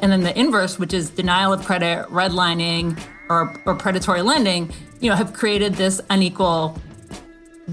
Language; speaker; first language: English; native; English